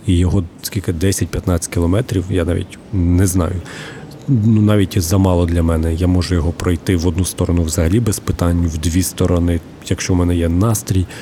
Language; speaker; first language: Ukrainian; native; Ukrainian